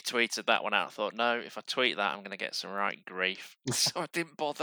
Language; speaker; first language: English; native; English